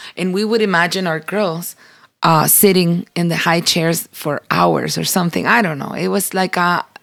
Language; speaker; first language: English; early bilingual, other home language; Spanish